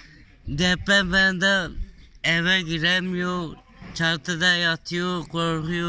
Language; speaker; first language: Turkish; non-native, local second language; Kurdish